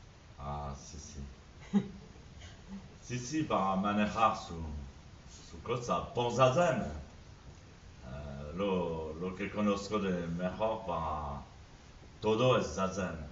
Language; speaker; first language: Spanish; non-native, fluent; French